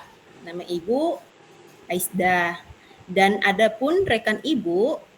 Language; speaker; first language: Indonesian; native; Indonesian